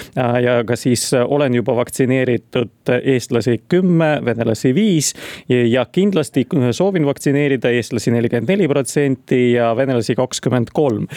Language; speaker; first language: Estonian; non-native, local second language; Russian